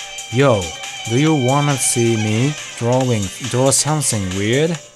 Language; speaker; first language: English; non-native, fluent; Japanese